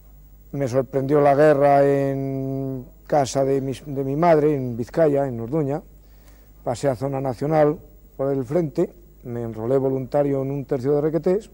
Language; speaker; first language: Spanish; native; Spanish